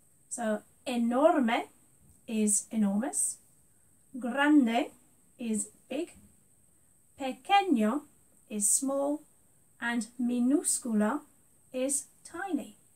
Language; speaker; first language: English; native; English